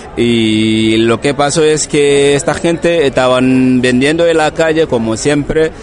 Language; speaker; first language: Spanish; non-native, fluent; Wolof